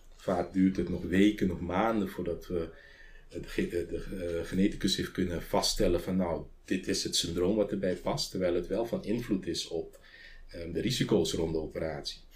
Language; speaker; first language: Dutch; non-native, local second language; Papiamento